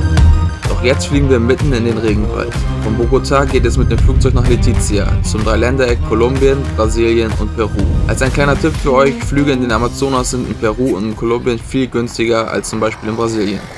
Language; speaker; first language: German; native; German